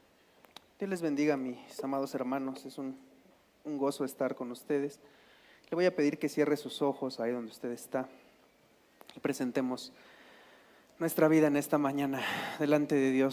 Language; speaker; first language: Spanish; native; Spanish